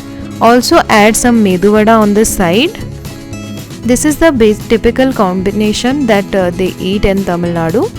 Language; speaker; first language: English; non-native, local second language; Odia